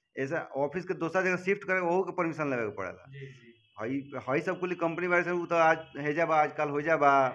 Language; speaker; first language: Hindi; native; Hindi